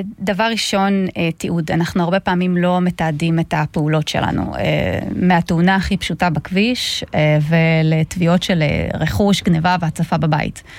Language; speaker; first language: Hebrew; non-native, fluent; Russian